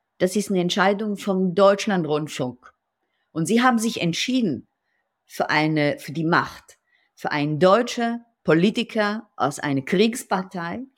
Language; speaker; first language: German; non-native, fluent; Hebrew